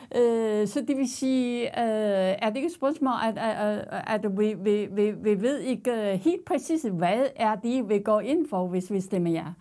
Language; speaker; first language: Danish; non-native, fluent; Chinese